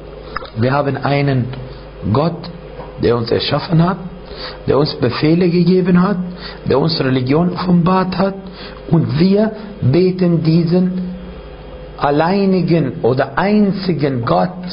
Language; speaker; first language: German; non-native, fluent; Arabic